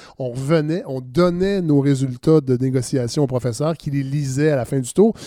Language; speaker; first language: French; native; French